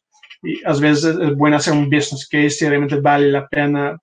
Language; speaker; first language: Spanish; non-native, fluent; Dutch